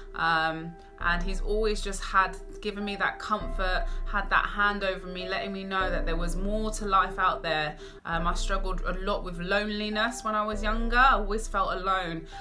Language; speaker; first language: English; native; English